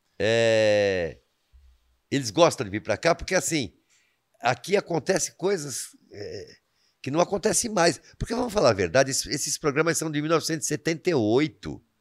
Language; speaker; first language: Portuguese; native; Portuguese